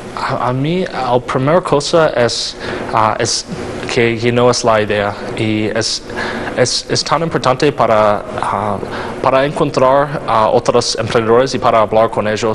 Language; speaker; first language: Spanish; non-native, learner; English